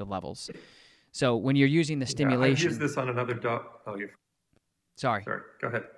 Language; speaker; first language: English; native; English